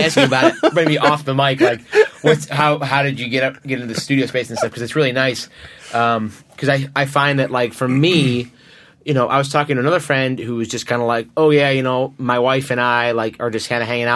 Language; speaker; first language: English; native; English